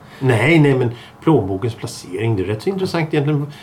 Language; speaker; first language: Swedish; native; Swedish